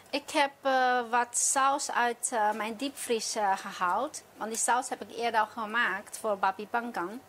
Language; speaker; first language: Dutch; non-native, fluent; Chinese